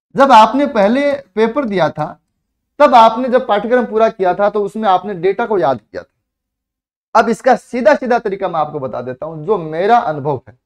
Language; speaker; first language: Hindi; native; Hindi